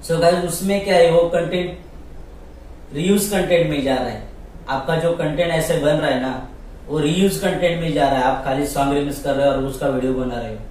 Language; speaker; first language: Hindi; non-native, local second language; Marathi